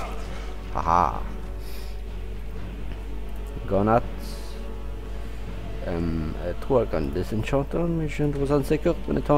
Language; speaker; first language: Norwegian; native; Norwegian